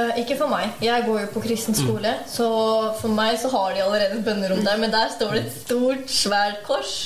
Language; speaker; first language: Norwegian; early bilingual, other home language; Urdu